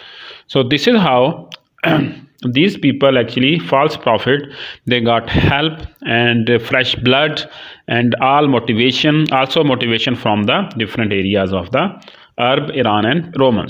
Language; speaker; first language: English; non-native, local second language; Urdu